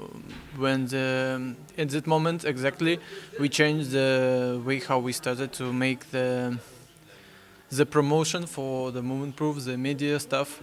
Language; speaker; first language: English; non-native, fluent; Russian